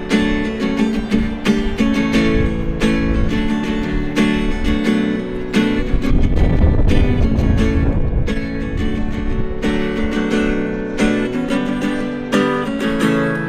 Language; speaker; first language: Japanese; native; Japanese